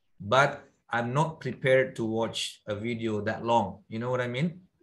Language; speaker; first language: English; non-native, fluent; Indonesian